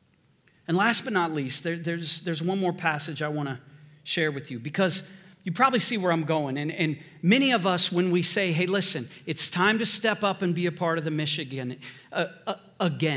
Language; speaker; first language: English; native; English